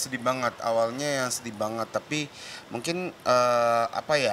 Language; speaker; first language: Indonesian; non-native, fluent; Japanese